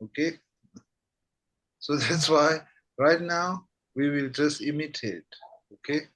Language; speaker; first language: English; non-native, fluent; Tibetan